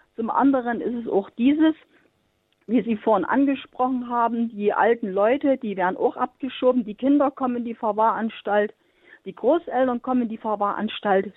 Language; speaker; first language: German; native; German